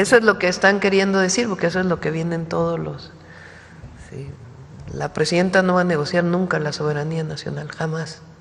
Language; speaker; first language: Spanish; native; Spanish